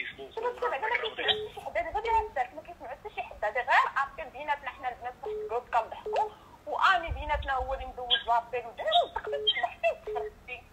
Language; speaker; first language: Arabic; native; Arabic